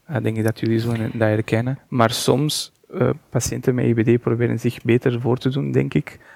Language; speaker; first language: Dutch; non-native, fluent; Portuguese